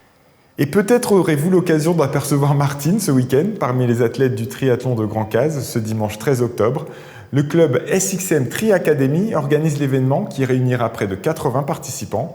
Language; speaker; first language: French; native; French